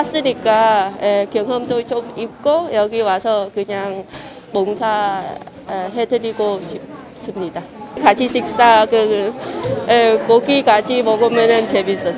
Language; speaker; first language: Korean; non-native, learner; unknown